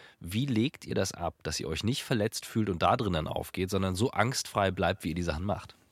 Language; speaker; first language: German; native; German